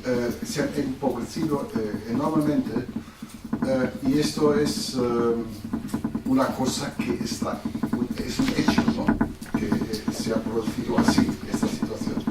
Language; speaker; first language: Spanish; non-native, fluent; German